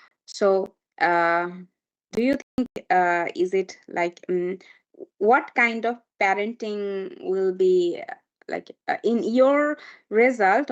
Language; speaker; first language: English; non-native, fluent; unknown